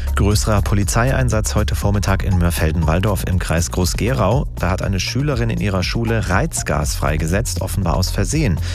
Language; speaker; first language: German; native; German